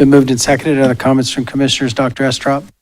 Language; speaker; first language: English; native; English